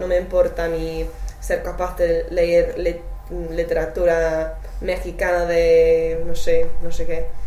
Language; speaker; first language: Spanish; non-native, fluent; English